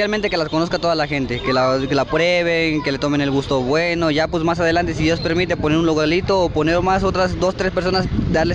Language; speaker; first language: Spanish; native; Spanish